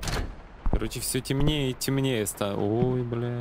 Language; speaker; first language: Russian; native; Russian